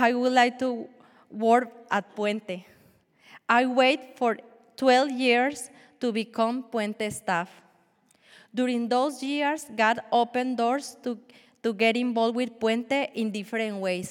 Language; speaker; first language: English; non-native, fluent; Spanish